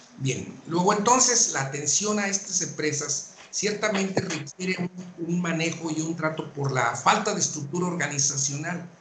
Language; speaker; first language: Spanish; native; Spanish